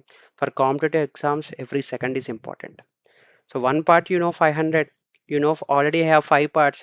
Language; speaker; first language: English; non-native, local second language; Telugu